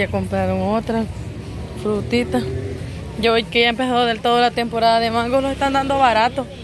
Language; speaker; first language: Spanish; native; Spanish